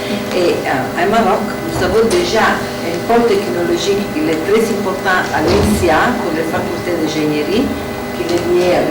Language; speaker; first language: French; non-native, learner; Italian